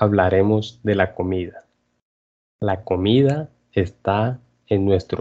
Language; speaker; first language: Spanish; non-native, learner; English